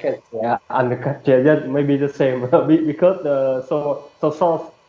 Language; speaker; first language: English; non-native, learner; Vietnamese